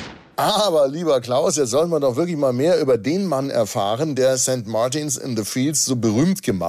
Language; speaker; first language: German; native; German